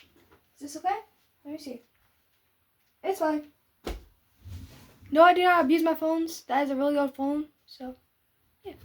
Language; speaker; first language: English; native; English